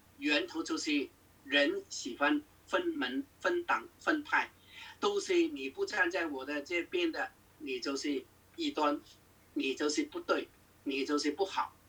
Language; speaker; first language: Chinese; non-native, local second language; Cantonese